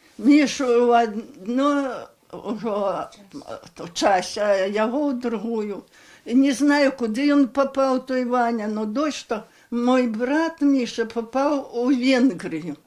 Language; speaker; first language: Belarusian; native; Belarusian